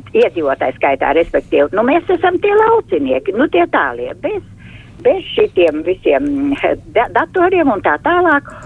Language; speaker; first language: Latvian; native; Latvian